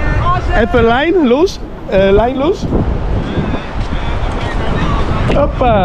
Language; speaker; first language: Dutch; non-native, learner; Polish